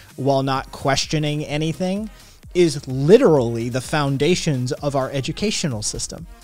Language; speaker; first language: English; native; English